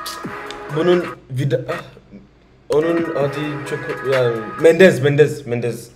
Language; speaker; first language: Turkish; non-native, learner; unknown